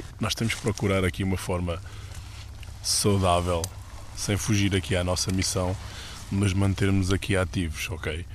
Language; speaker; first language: Portuguese; native; Portuguese